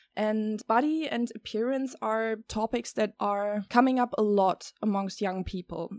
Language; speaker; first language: English; non-native, fluent; German